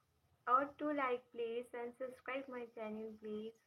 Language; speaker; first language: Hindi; non-native, local second language; Bangla